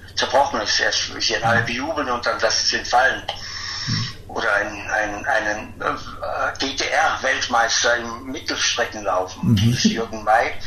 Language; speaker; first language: German; native; German